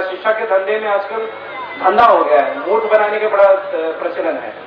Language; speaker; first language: Hindi; non-native, local second language; Marathi